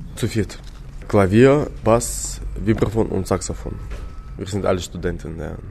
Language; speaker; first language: German; non-native, fluent; Russian